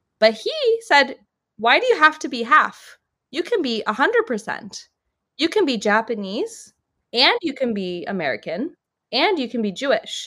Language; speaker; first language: English; early bilingual, other home language; Japanese